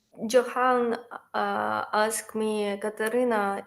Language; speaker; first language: English; non-native, learner; Ukrainian